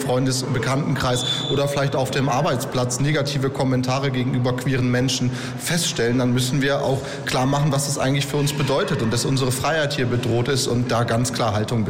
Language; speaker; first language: German; native; German